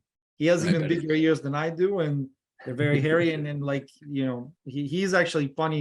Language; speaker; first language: English; non-native, fluent; Russian